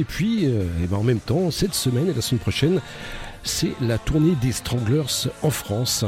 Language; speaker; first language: French; native; French